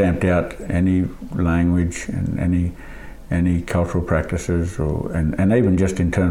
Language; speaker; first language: English; native; English